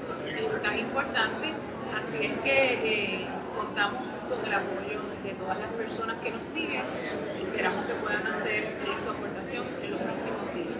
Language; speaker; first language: Spanish; native; Spanish